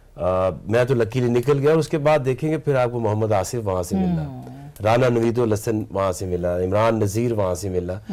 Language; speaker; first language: Urdu; non-native, local second language; Punjabi